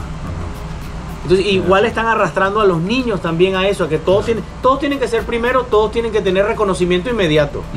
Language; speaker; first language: Spanish; native; Spanish